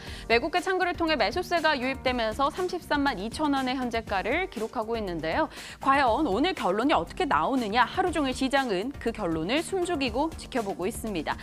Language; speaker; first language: Korean; native; Korean